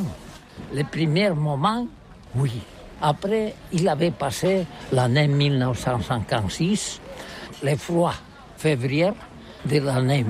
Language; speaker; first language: French; non-native, learner; Catalan